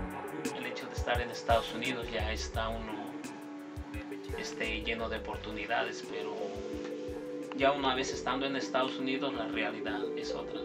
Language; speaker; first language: Spanish; native; Spanish